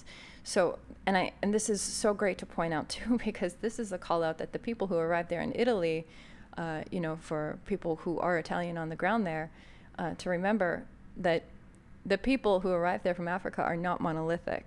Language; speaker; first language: English; native; English